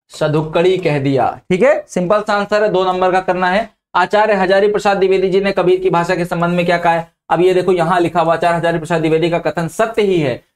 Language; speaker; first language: Hindi; native; Hindi